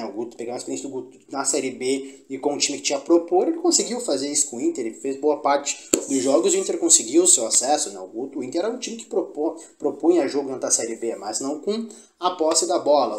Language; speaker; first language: Portuguese; native; Portuguese